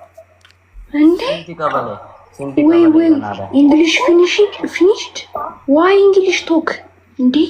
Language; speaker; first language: English; non-native, learner; Amharic